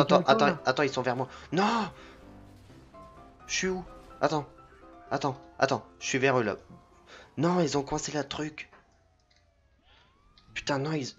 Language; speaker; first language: French; native; French